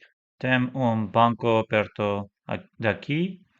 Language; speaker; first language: Portuguese; non-native, learner; Armenian